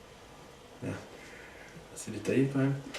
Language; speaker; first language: French; native; French